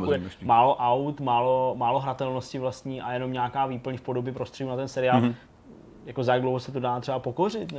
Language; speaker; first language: Czech; native; Czech